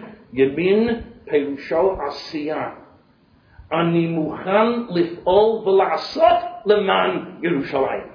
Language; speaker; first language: Hebrew; non-native, fluent; English